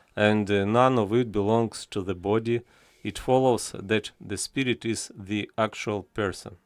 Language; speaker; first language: English; non-native, fluent; Ukrainian